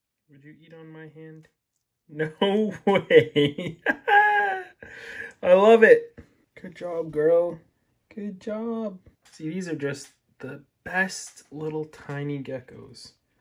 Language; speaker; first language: English; native; English